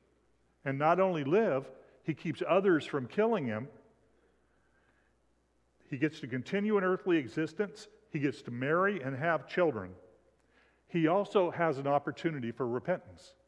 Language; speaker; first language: English; native; English